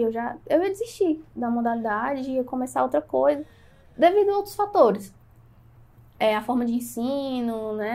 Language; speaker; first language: Portuguese; native; Portuguese